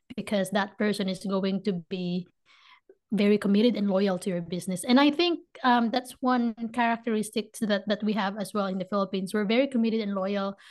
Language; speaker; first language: English; non-native, local second language; Filipino